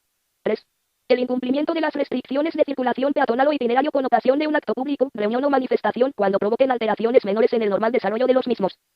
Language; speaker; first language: Spanish; native; Spanish